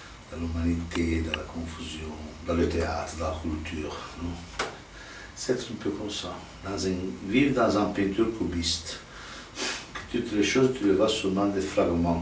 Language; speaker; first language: French; non-native, fluent; Italian